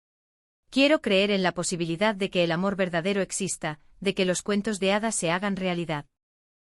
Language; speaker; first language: Spanish; native; Spanish